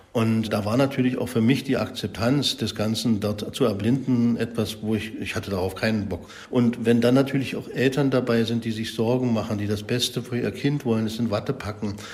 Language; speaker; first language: German; native; German